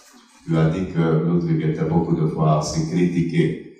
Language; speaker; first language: French; non-native, fluent; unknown